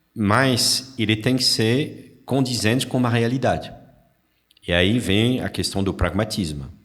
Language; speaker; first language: Portuguese; non-native, fluent; French